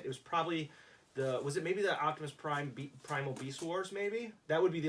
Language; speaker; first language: English; native; English